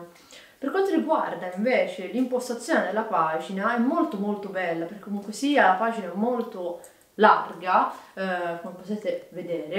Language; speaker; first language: Italian; native; Italian